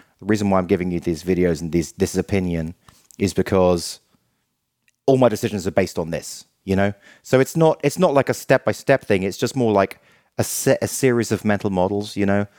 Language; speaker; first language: English; native; English